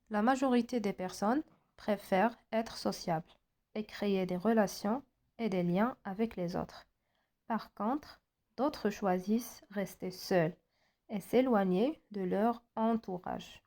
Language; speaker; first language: French; non-native, local second language; Arabic